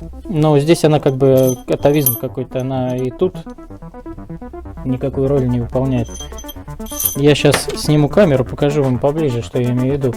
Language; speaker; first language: Russian; native; Russian